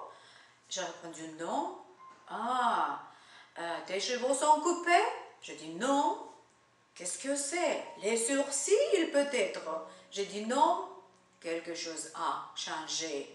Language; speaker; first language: French; non-native, learner; Russian